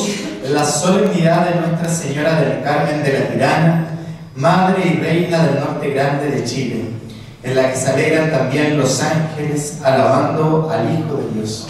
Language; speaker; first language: Spanish; native; Spanish